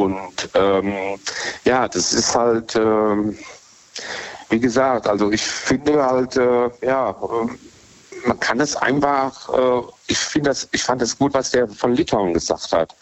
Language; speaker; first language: German; native; German